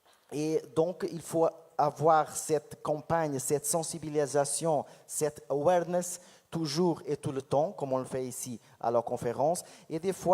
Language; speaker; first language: French; non-native, fluent; Portuguese